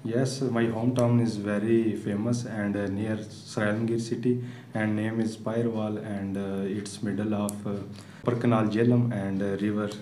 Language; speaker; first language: English; non-native, learner; Punjabi